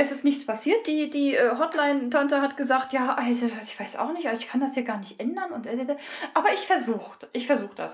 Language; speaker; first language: German; native; German